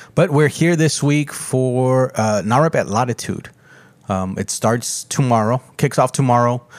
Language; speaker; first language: English; early bilingual, other home language; Spanish